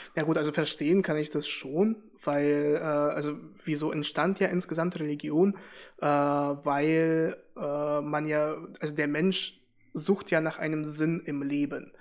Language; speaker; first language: German; early bilingual, other home language; Russian